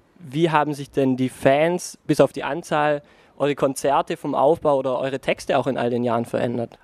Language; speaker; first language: German; native; German